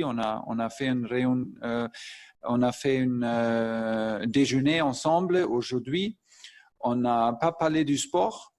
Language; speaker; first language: French; non-native, fluent; German